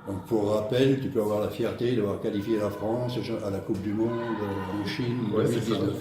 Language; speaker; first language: French; native; French